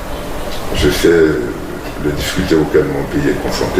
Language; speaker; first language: French; non-native, local second language; Bambara